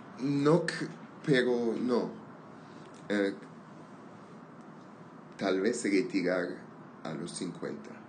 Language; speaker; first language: Spanish; non-native, learner; Armenian